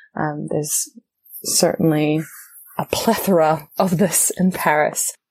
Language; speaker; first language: English; native; English